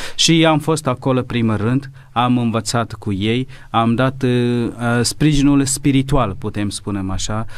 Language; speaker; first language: Romanian; non-native, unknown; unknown